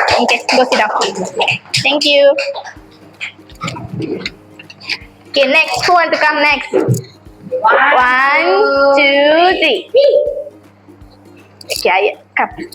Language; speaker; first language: English; non-native, local second language; Malay